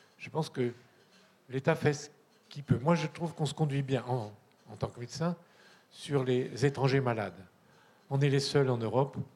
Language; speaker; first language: French; native; French